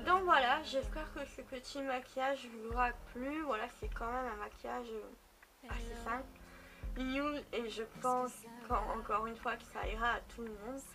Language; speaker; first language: French; native; French